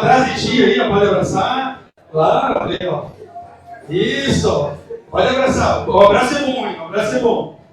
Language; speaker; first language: Portuguese; native; Portuguese